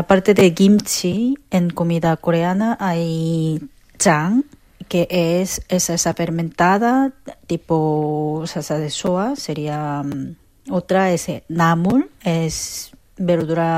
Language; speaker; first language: Spanish; non-native, fluent; Korean